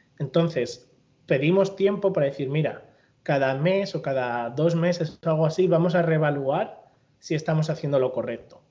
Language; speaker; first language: Spanish; native; Spanish